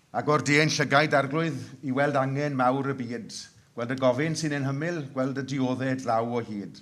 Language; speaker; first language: Welsh; native; Welsh